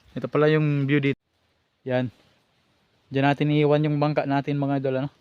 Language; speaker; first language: Filipino; native; Filipino